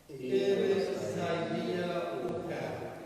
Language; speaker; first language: German; non-native, learner; Portuguese